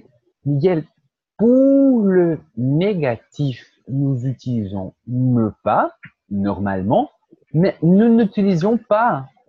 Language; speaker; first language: French; non-native, fluent; Portuguese